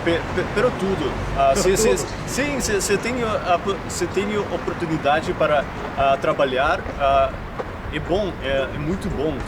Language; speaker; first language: Portuguese; non-native, learner; Ukrainian